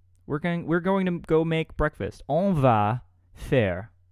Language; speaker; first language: English; native; English